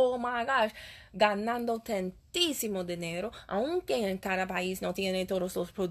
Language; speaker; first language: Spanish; non-native, learner; English